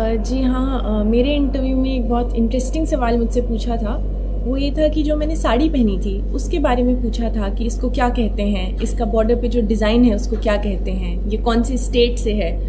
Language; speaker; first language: Hindi; native; Hindi